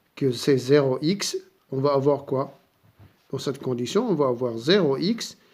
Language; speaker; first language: French; non-native, local second language; Arabic